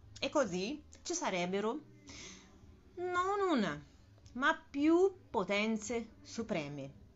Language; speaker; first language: Italian; non-native, learner; Portuguese